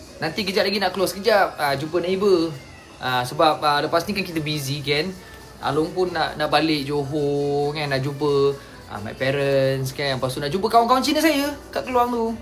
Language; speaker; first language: Malay; non-native, local second language; Chinese